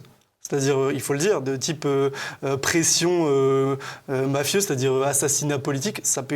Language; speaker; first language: French; native; French